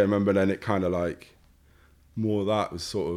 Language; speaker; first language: English; native; English